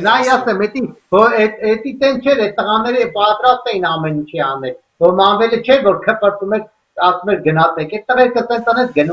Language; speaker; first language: Armenian; native; Armenian